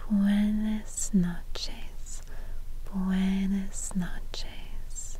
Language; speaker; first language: Spanish; non-native, learner; Russian